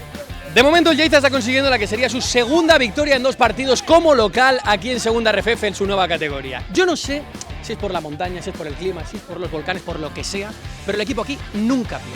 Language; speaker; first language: Spanish; native; Spanish